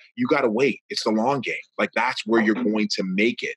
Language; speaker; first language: English; native; English